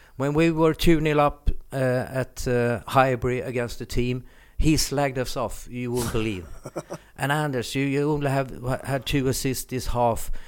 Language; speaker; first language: English; non-native, fluent; Swedish